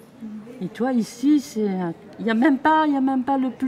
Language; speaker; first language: French; native; French